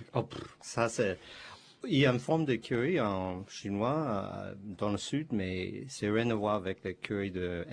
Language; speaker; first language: French; non-native, learner; Chinese